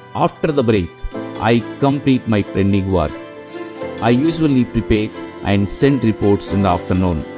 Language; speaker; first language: English; non-native, local second language; Telugu